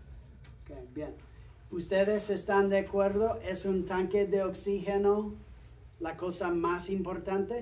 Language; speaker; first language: Spanish; non-native, fluent; English